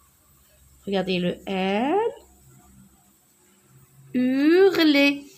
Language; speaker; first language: French; non-native, local second language; Arabic